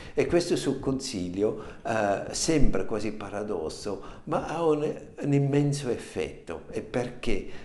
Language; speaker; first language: Italian; non-native, fluent; German